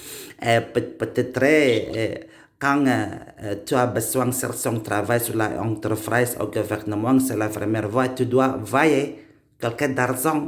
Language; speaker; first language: French; non-native, learner; Indonesian